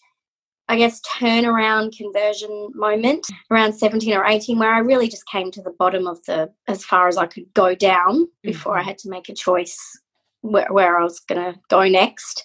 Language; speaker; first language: English; native; English